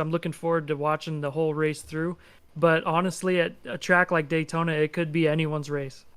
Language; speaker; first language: English; native; English